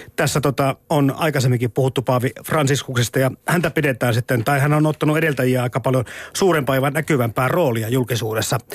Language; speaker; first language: Finnish; native; Finnish